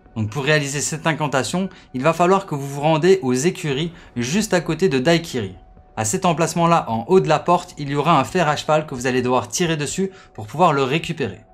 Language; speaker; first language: French; native; French